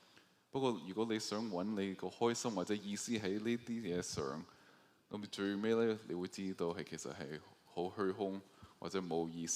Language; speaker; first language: Cantonese; early bilingual, heritage; Cantonese